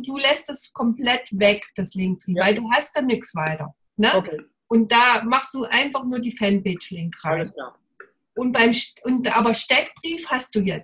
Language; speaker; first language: German; native; German